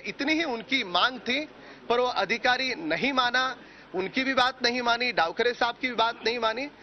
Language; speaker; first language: Hindi; non-native, local second language; Marathi